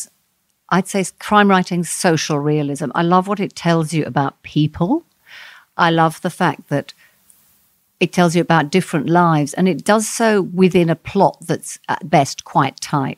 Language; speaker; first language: English; non-native, fluent; French